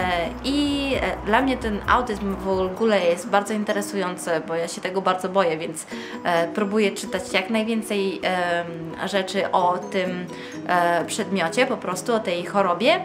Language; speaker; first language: Polish; early bilingual, heritage; Polish